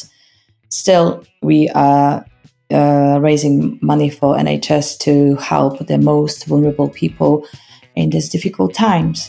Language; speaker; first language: English; non-native, fluent; Polish